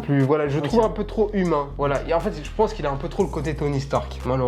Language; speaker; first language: French; native; French